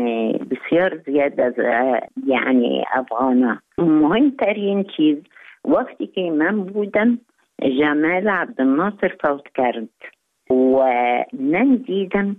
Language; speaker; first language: Persian; non-native, learner; Arabic